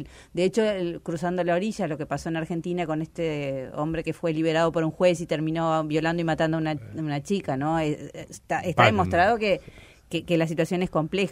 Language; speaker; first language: Spanish; native; Spanish